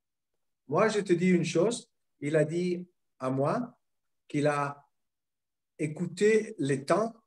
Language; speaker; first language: French; non-native, fluent; Italian